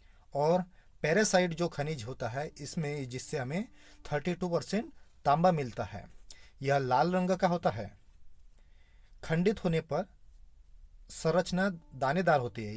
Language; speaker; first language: Hindi; non-native, local second language; Marathi